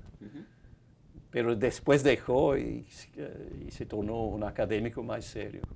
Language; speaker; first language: Spanish; non-native, fluent; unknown